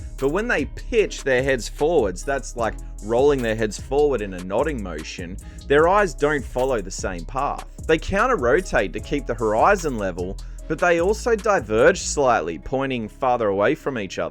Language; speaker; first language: English; native; English